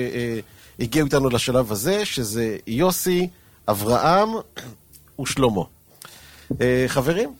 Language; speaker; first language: Hebrew; native; Hebrew